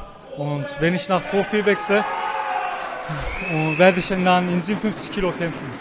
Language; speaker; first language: German; non-native, local second language; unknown